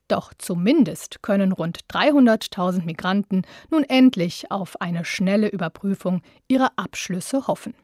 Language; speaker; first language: German; native; German